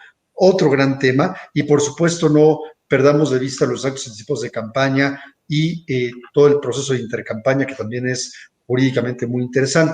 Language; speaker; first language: Spanish; native; Spanish